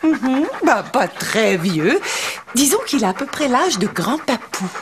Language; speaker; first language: French; native; French